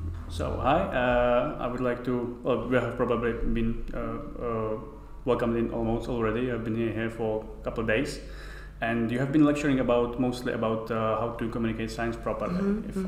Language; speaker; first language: English; non-native, fluent; Czech